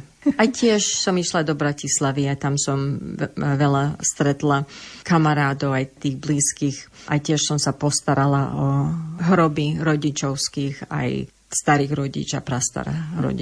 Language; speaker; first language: Slovak; early bilingual, heritage; English